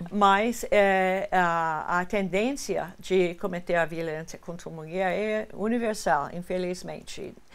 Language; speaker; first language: Portuguese; non-native, fluent; English